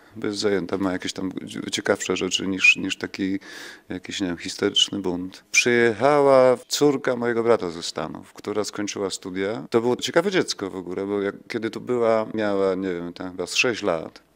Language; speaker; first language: Polish; native; Polish